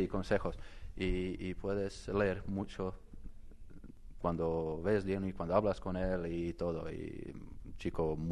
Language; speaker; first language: Spanish; non-native, learner; Croatian